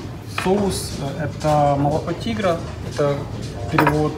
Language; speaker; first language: Russian; native; Russian